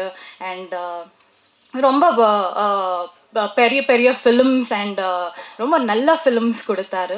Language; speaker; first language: Tamil; non-native, local second language; Kannada